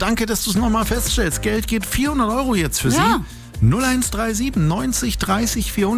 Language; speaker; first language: German; native; German